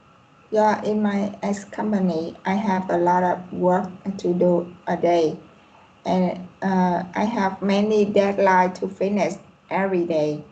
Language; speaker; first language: English; non-native, learner; Vietnamese